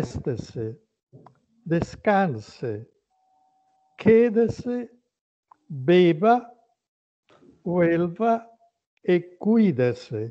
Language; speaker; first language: Spanish; non-native, learner; Italian